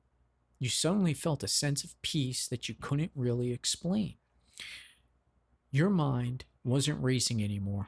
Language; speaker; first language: English; native; English